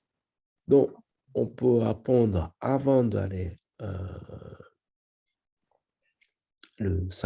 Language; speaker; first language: French; non-native, learner; Japanese